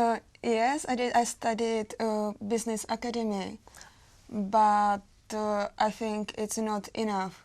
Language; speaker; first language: English; non-native, learner; Czech